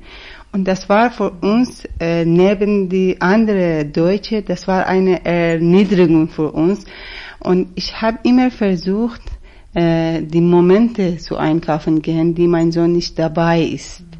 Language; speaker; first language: German; non-native, fluent; Persian